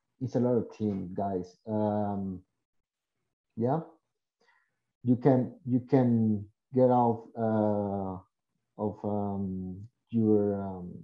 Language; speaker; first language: English; non-native, learner; Spanish